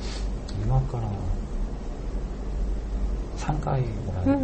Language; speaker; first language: Japanese; non-native, learner; Korean